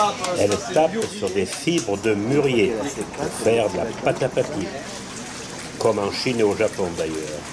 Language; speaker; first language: French; native; French